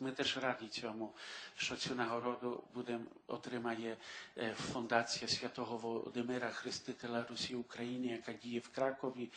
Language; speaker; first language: Ukrainian; early bilingual, heritage; Ukrainian